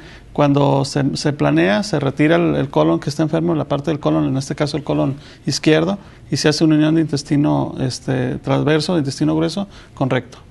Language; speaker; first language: Spanish; native; Spanish